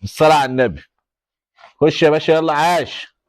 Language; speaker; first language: Arabic; native; Arabic